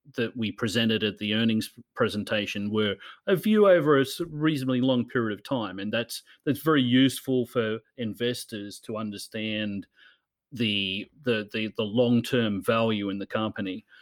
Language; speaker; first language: English; native; English